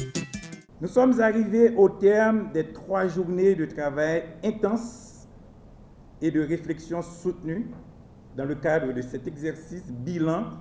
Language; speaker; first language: French; non-native, local second language; Haitian Creole